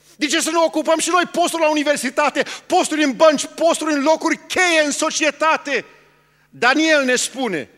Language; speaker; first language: Romanian; early bilingual, heritage; Romanian